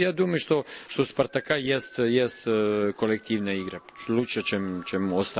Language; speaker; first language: Russian; non-native, learner; Serbian